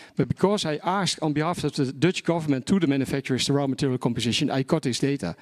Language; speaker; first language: English; non-native, fluent; Dutch